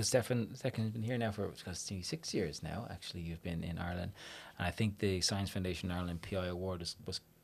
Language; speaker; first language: English; native; English